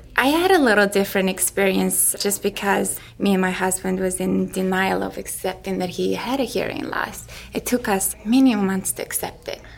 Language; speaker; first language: English; non-native, fluent; Mongolian